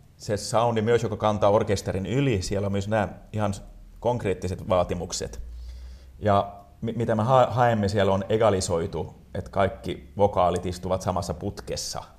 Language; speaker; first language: Finnish; non-native, local second language; Swedish